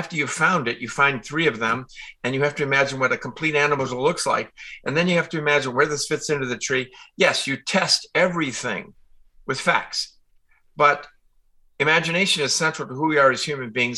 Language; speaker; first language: English; native; English